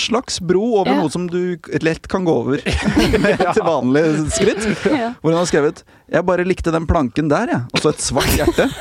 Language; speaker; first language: Norwegian; native; Norwegian